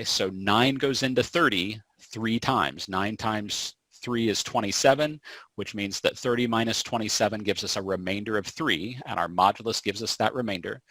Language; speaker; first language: English; native; English